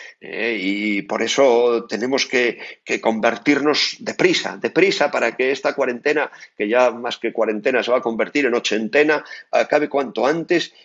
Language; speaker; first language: Spanish; native; Spanish